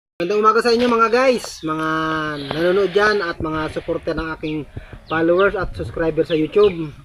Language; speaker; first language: Filipino; non-native, local second language; Bikol